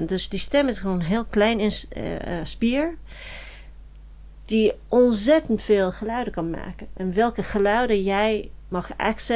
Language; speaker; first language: Dutch; non-native, fluent; English